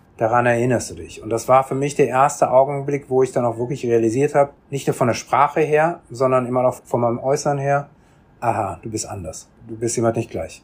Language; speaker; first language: German; native; German